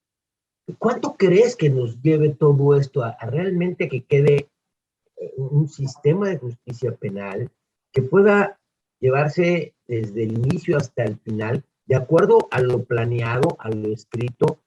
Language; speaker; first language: Spanish; native; Spanish